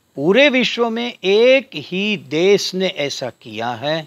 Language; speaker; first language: Hindi; non-native, local second language; Gujarati